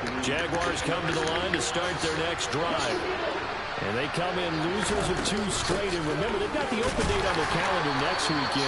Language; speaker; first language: English; native; English